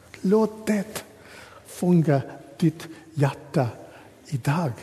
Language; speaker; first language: Swedish; non-native, fluent; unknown